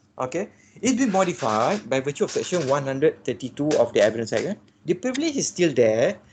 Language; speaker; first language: English; non-native, local second language; Malay